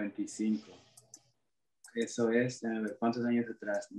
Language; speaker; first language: Spanish; early bilingual, heritage; Spanish